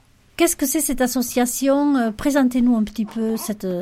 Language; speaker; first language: French; native; French